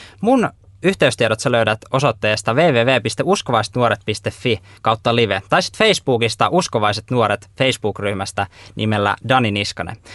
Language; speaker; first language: Finnish; native; Finnish